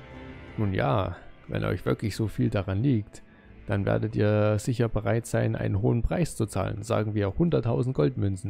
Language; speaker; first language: German; native; German